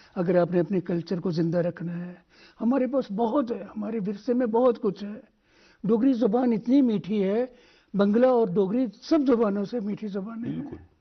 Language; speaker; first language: Hindi; non-native, local second language; Dogri